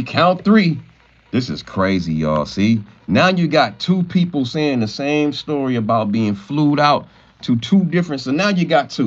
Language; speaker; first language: English; native; English